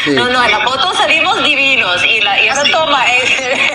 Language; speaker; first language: Spanish; early bilingual, heritage; Spanish